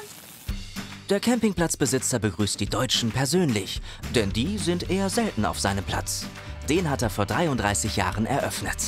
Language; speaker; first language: German; native; German